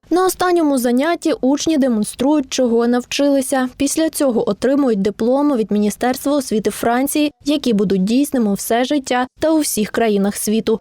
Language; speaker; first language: Ukrainian; native; Ukrainian